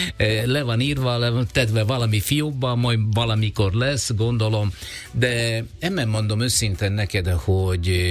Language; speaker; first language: Hungarian; non-native, learner; Italian